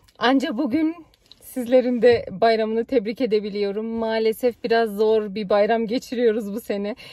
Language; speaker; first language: Turkish; early bilingual, heritage; Turkish